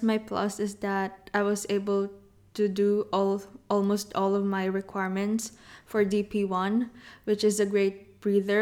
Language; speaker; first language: English; non-native, local second language; Filipino